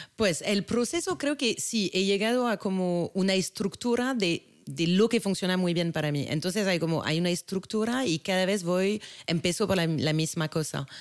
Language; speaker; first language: Spanish; non-native, fluent; French